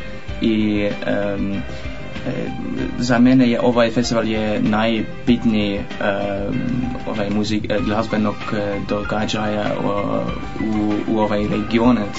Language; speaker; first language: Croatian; non-native, learner; Dutch